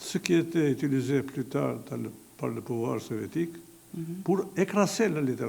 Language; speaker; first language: French; non-native, fluent; Albanian